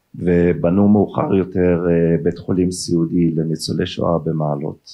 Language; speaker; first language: Hebrew; early bilingual, other home language; German